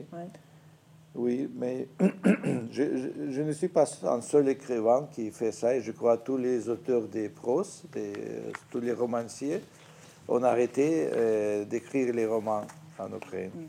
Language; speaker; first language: French; non-native, fluent; Russian